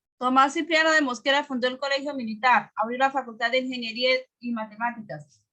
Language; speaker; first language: Spanish; native; Spanish